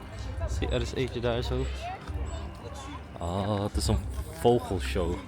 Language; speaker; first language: Dutch; early bilingual, other home language; Filipino